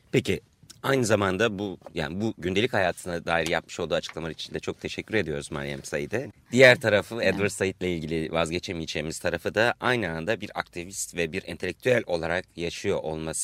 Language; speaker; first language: Turkish; native; Turkish